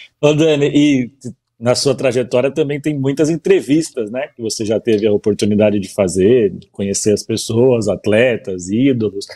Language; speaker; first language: Portuguese; native; Portuguese